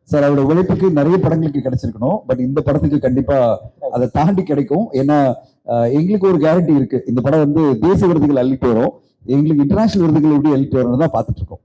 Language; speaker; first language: Tamil; native; Tamil